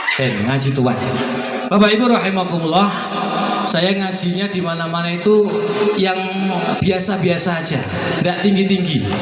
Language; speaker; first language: Indonesian; non-native, local second language; Javanese